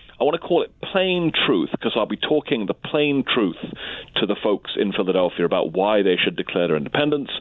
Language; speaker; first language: English; native; English